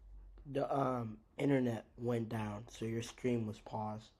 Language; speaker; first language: English; native; English